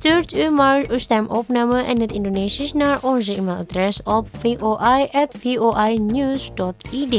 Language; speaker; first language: Dutch; non-native, learner; Indonesian